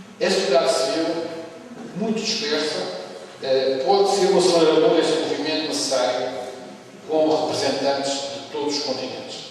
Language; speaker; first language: Portuguese; native; Portuguese